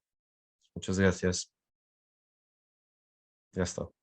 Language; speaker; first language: Spanish; non-native, learner; French